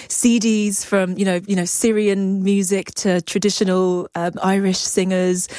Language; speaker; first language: English; native; English